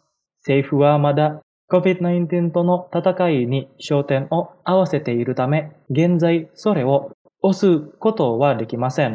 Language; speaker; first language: Japanese; non-native, fluent; Indonesian